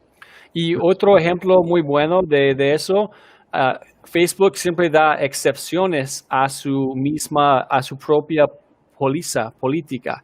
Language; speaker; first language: Spanish; early bilingual, heritage; Spanish